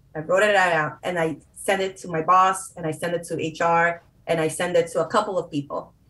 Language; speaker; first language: English; non-native, fluent; Spanish